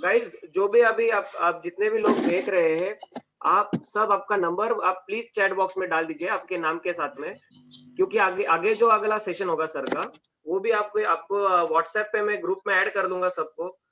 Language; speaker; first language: Hindi; non-native, local second language; Marathi